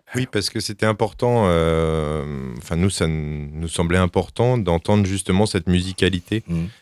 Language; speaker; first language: French; native; French